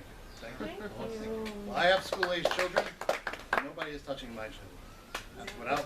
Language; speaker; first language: English; native; English